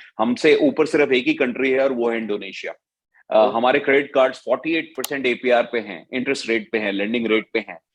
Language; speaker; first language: Hindi; native; Hindi